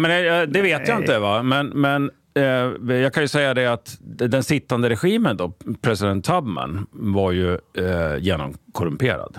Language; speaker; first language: Swedish; native; Swedish